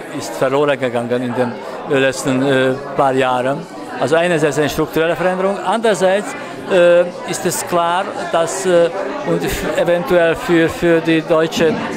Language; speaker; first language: German; non-native, fluent; Hungarian